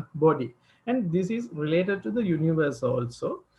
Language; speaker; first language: English; non-native, local second language; Sinhala